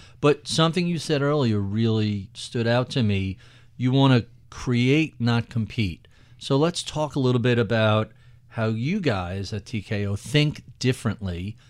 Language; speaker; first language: English; native; English